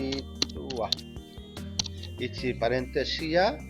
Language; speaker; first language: Basque; native; Basque